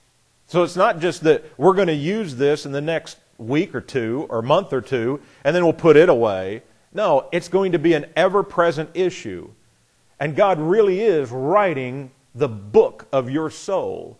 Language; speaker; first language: English; native; English